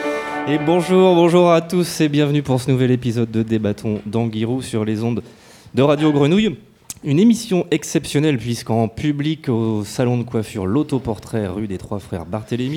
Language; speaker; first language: French; native; French